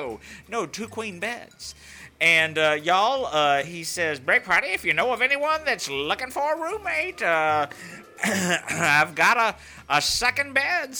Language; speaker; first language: English; native; English